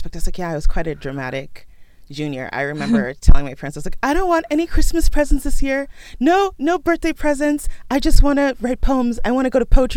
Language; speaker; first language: English; early bilingual, other home language; Krio